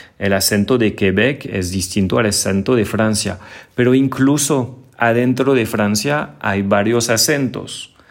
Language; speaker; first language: Spanish; non-native, fluent; French